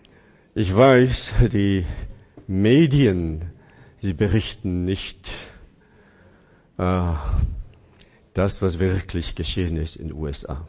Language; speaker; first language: German; non-native, fluent; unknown